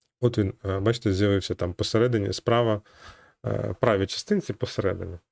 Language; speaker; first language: Ukrainian; native; Ukrainian